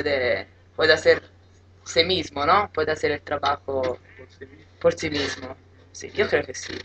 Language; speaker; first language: Spanish; non-native, learner; Italian